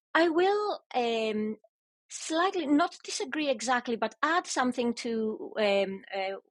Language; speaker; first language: English; non-native, fluent; Greek